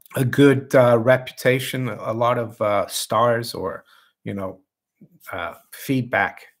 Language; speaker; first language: English; non-native, fluent; Portuguese